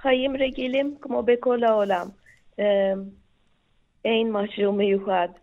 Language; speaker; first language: Hebrew; non-native, fluent; Turkish